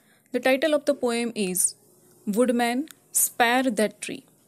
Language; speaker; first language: English; non-native, local second language; Gujarati